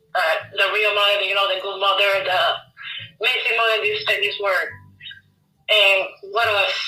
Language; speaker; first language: English; non-native, learner; Spanish